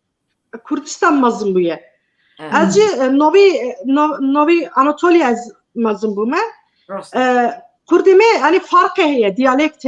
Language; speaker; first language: Kurdish; non-native, local second language; Turkish